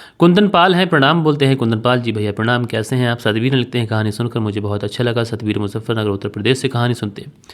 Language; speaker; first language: Hindi; native; Hindi